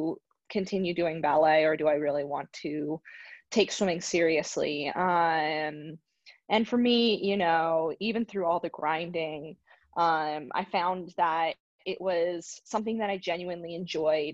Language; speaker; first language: English; native; English